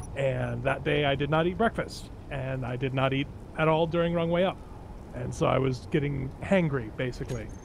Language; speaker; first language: English; native; English